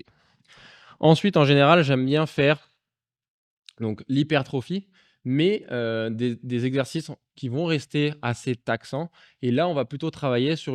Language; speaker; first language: French; native; French